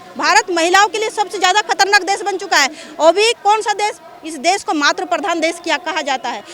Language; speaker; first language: Hindi; non-native, local second language; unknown